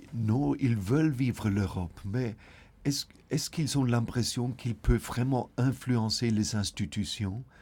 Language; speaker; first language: French; non-native, fluent; German